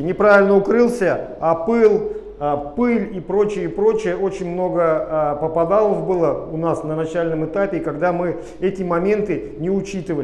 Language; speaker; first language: Russian; native; Russian